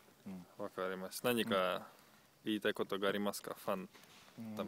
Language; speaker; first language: Japanese; non-native, learner; Russian